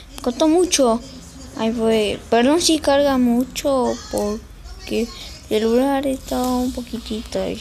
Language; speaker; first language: Spanish; native; Spanish